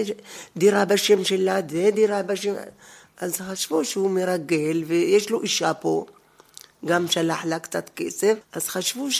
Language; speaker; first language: Hebrew; non-native, fluent; Arabic